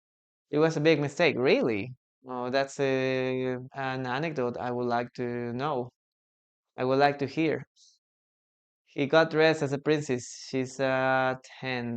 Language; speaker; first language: English; non-native, fluent; Spanish